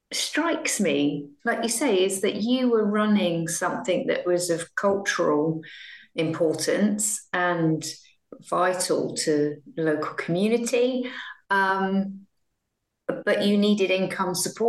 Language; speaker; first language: English; native; English